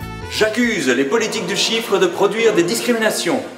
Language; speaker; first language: French; native; French